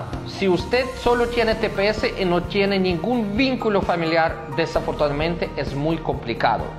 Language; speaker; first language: Spanish; non-native, fluent; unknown